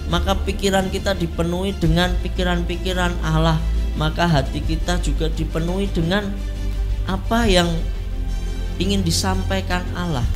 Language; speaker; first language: Indonesian; native; Indonesian